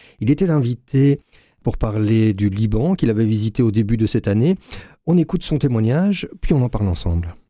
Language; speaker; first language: French; native; French